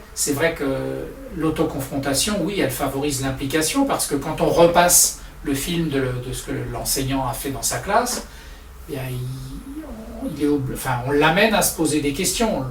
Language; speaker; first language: French; native; French